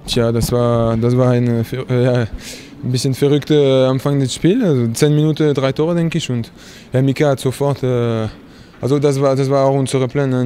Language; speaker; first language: German; non-native, fluent; French